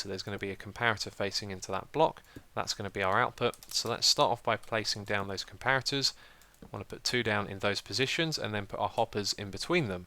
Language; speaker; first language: English; native; English